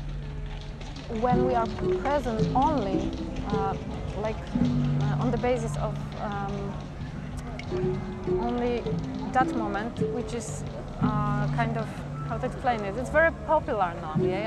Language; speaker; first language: English; non-native, fluent; Polish